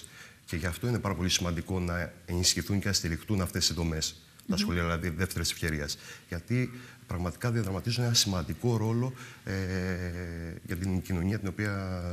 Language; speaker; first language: Greek; native; Greek